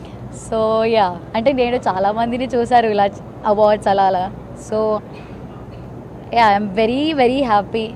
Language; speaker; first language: Telugu; non-native, learner; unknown